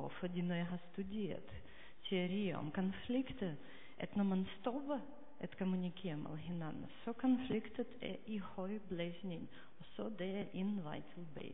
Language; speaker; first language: Danish; non-native, fluent; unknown